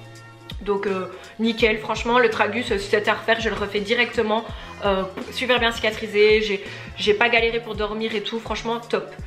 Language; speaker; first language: French; native; French